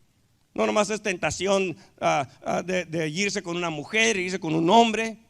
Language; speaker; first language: Spanish; native; Spanish